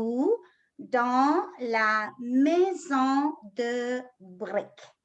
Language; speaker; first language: French; non-native, fluent; English